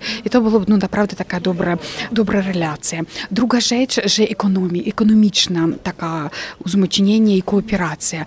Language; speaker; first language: Polish; non-native, fluent; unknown